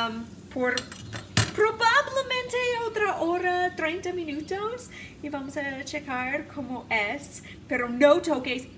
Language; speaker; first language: Spanish; non-native, fluent; English